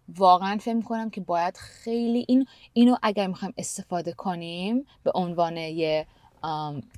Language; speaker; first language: Persian; early bilingual, heritage; Persian